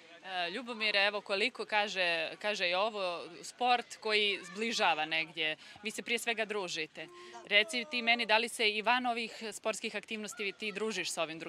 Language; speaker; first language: Serbian; native; Serbian